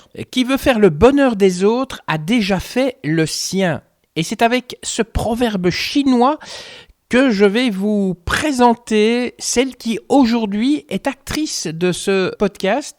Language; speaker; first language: French; native; French